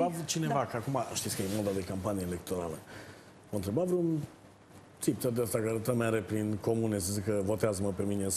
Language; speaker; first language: Romanian; native; Romanian